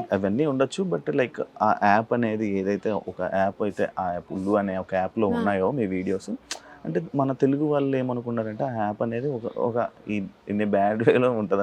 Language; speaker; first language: Telugu; native; Telugu